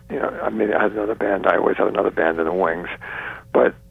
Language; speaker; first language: English; native; English